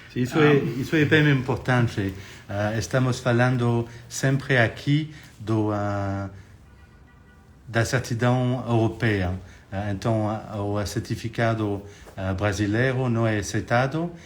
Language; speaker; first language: Portuguese; non-native, fluent; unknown